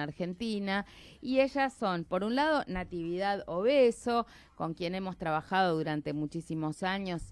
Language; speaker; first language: Spanish; native; Spanish